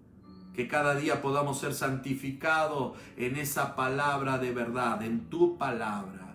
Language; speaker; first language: Spanish; native; Spanish